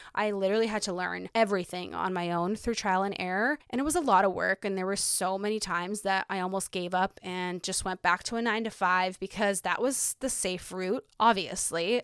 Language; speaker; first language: English; early bilingual, other home language; Ukrainian